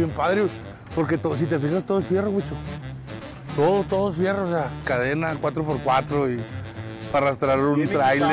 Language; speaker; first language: Spanish; native; Spanish